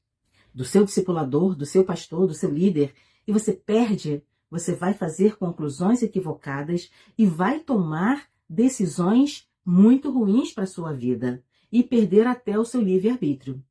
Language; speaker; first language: Portuguese; native; Portuguese